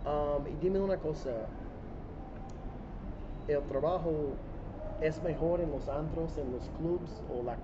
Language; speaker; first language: Spanish; non-native, fluent; English